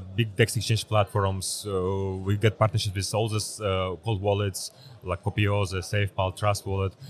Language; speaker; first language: English; early bilingual, other home language; Uzbek